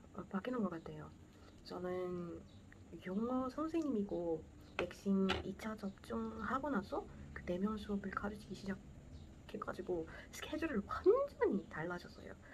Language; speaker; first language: Korean; non-native, learner; Portuguese